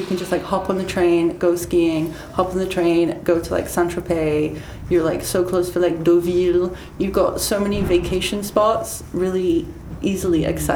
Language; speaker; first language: English; native; English